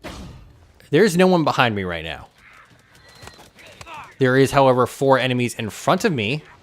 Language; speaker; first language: English; native; English